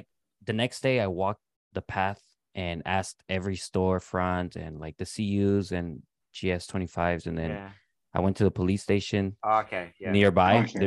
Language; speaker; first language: English; native; English